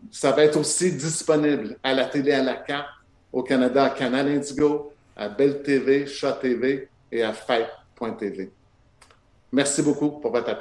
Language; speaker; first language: French; native; French